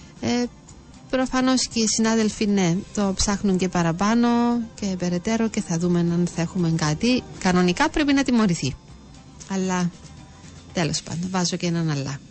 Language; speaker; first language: Greek; native; Greek